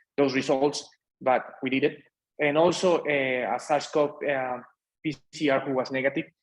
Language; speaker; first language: English; non-native, fluent; Spanish